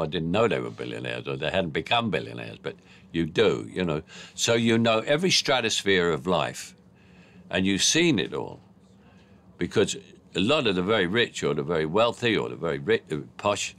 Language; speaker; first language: English; native; English